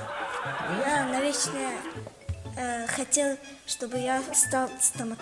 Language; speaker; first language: Russian; non-native, learner; Tajik